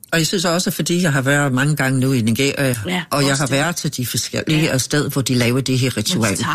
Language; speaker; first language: Danish; non-native, fluent; English